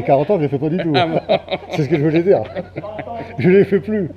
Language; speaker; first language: French; native; French